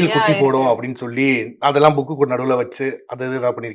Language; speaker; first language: Tamil; native; Tamil